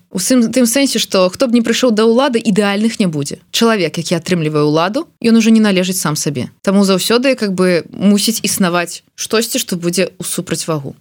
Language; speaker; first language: Belarusian; non-native, local second language; Russian